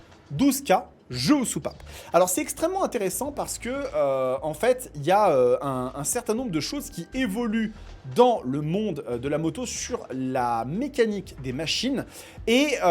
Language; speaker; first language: French; native; French